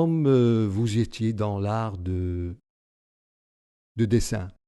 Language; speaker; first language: French; non-native, local second language; Arabic